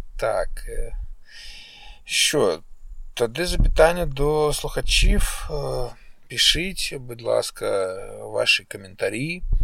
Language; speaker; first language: Ukrainian; non-native, local second language; Russian